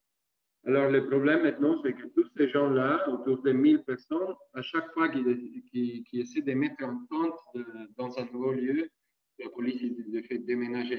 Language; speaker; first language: French; non-native, fluent; Italian